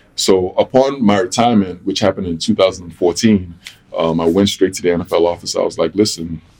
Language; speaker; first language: English; native; English